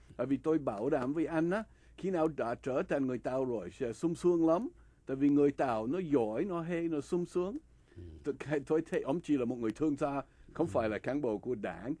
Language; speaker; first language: Vietnamese; non-native, fluent; English